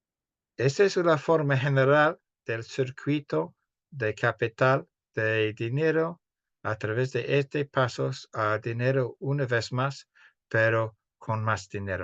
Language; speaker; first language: Spanish; non-native, fluent; English